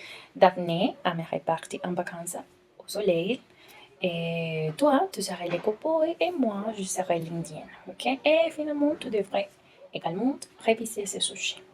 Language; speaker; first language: French; non-native, learner; Spanish